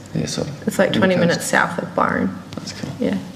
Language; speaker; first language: English; native; English